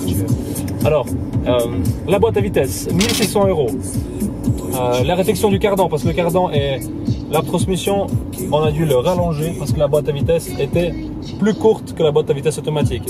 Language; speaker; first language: French; native; French